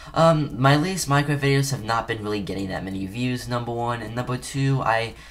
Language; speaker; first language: English; native; English